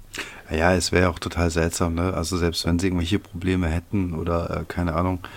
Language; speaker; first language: German; native; German